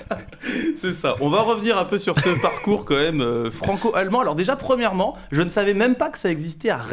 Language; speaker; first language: French; native; French